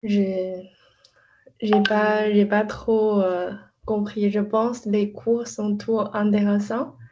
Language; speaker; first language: French; non-native, learner; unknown